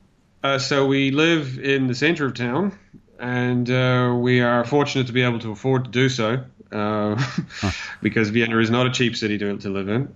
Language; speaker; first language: English; native; English